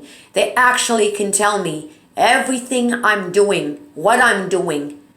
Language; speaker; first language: English; native; English